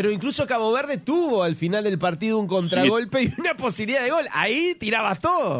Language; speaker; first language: Spanish; native; Spanish